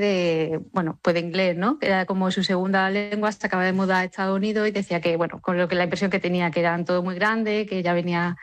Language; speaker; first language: Spanish; native; Spanish